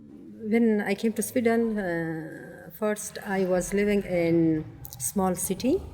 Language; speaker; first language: English; non-native, learner; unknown